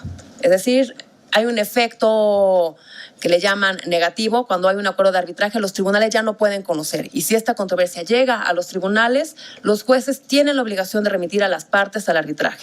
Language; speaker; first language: Spanish; native; Spanish